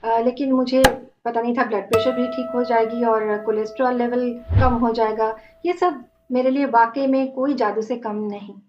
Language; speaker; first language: Hindi; non-native, local second language; Bangla